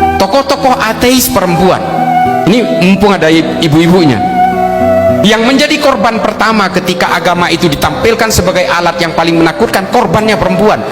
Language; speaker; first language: Indonesian; non-native, local second language; Madurese